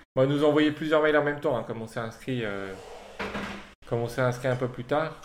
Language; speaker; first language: French; native; French